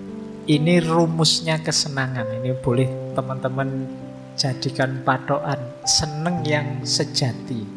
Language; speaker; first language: Indonesian; native; Indonesian